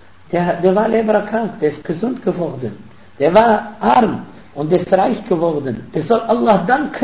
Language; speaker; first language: German; non-native, fluent; Arabic